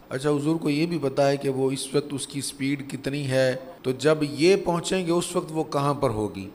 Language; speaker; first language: Urdu; non-native, local second language; Punjabi